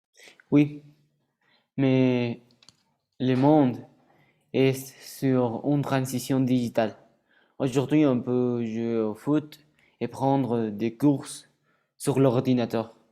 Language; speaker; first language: French; non-native, learner; Spanish